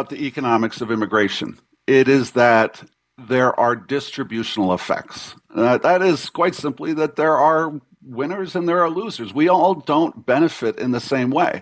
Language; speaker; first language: English; native; English